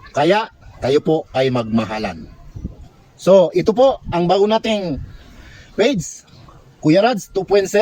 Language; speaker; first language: Filipino; non-native, local second language; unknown